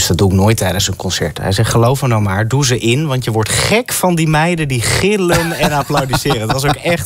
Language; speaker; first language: Dutch; native; Dutch